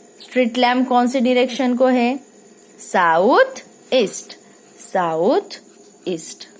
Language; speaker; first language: Hindi; non-native, local second language; Marathi